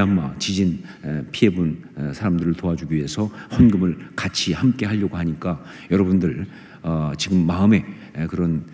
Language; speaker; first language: Korean; native; Korean